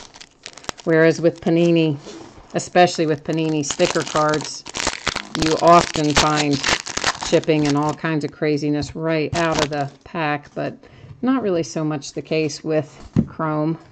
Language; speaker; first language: English; native; English